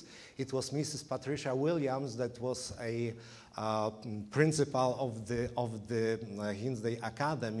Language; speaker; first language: English; non-native, fluent; Polish